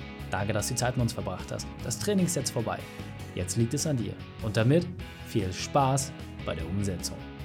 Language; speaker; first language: German; native; German